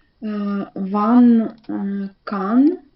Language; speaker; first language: German; non-native, learner; Ukrainian